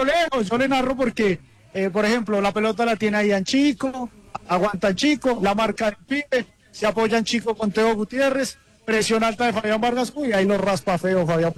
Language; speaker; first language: Spanish; native; Spanish